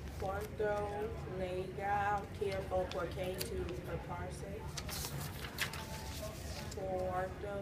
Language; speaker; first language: Spanish; non-native, learner; English